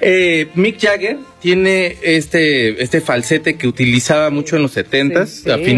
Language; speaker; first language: Spanish; native; Spanish